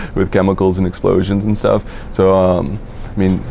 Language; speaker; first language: English; native; English